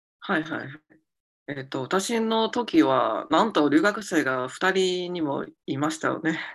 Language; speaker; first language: Japanese; non-native, fluent; Chinese